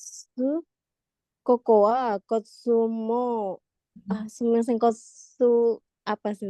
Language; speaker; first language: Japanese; non-native, learner; Indonesian